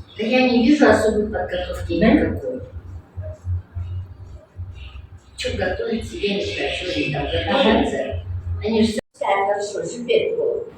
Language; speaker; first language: Russian; non-native, local second language; Kazakh